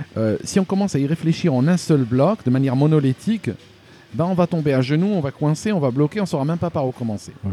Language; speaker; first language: French; non-native, local second language; Arabic